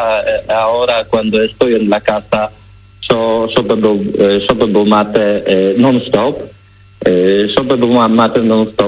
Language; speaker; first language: Spanish; non-native, learner; Polish